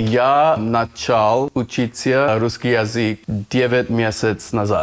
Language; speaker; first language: Russian; non-native, learner; English